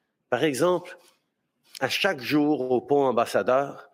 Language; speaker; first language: French; early bilingual, heritage; French